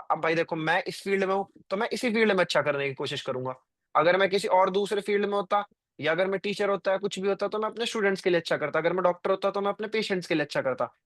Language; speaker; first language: Hindi; native; Hindi